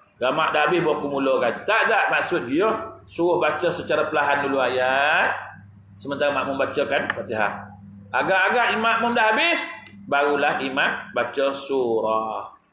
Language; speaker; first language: Malay; native; Malay